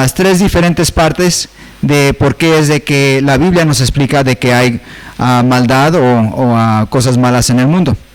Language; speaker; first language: Spanish; early bilingual, heritage; Spanish